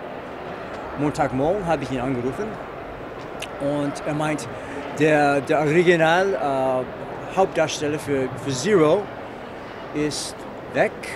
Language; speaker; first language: German; non-native, fluent; English